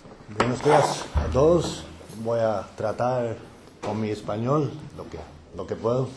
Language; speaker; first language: Spanish; non-native, learner; Danish